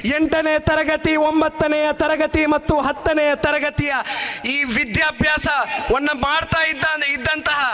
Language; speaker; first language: Kannada; native; Kannada